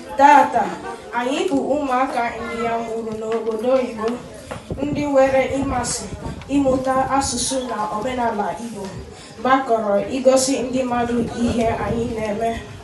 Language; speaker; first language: Igbo; early bilingual, heritage; Igbo